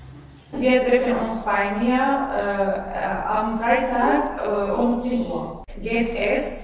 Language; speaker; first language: German; non-native, learner; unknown